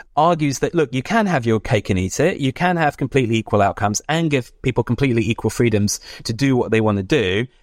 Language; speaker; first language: English; native; English